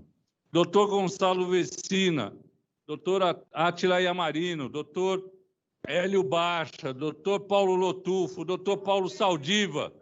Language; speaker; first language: Portuguese; native; Portuguese